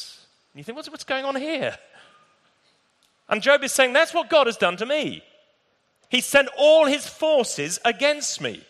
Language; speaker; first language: English; native; English